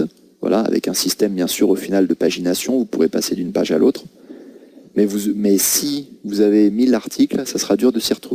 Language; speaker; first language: French; native; French